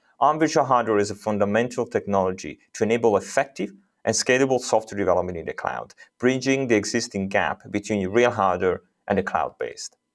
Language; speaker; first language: English; non-native, fluent; Italian